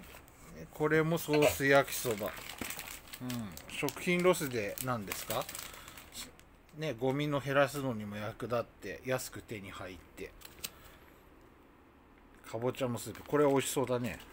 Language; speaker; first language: Japanese; native; Japanese